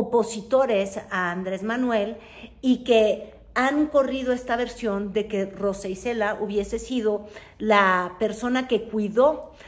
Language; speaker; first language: Spanish; native; Spanish